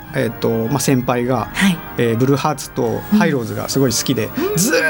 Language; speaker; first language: Japanese; native; Japanese